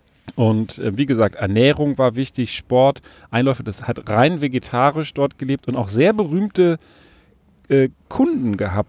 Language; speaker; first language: German; native; German